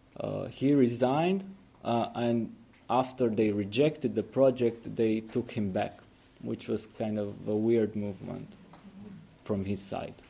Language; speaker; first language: English; non-native, fluent; Romanian